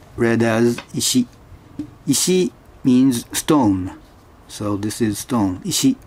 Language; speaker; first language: English; non-native, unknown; Japanese